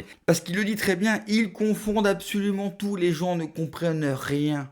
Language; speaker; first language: French; native; French